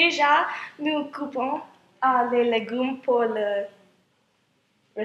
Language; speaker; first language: French; non-native, learner; English